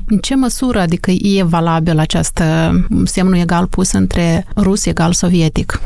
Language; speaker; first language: Romanian; native; Romanian